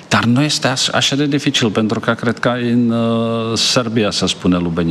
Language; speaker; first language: Romanian; non-native, fluent; Czech